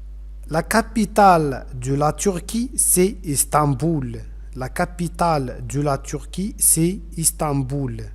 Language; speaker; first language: French; non-native, fluent; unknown